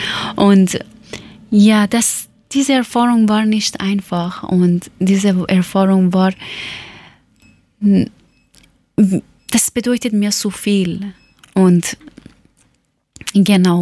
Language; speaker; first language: German; non-native, learner; Persian